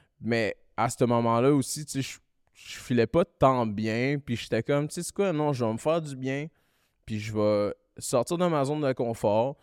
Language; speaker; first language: French; early bilingual, other home language; Malagasy